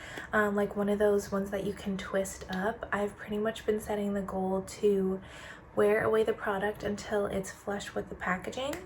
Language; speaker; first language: English; native; English